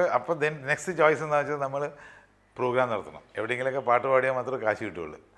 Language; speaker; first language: Malayalam; native; Malayalam